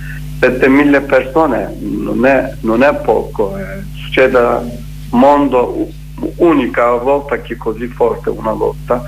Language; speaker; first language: Italian; non-native, learner; Kurdish